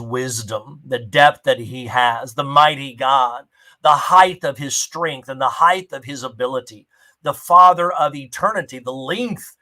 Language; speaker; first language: English; native; English